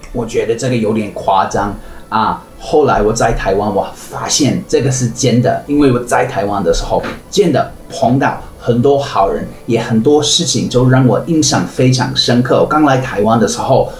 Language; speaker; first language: Chinese; non-native, fluent; English